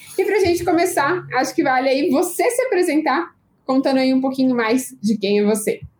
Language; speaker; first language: Portuguese; native; Portuguese